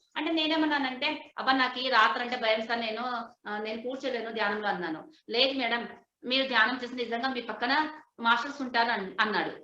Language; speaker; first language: Telugu; non-native, local second language; Hindi